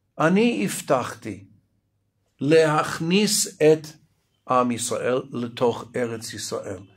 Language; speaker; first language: Hebrew; non-native, fluent; Russian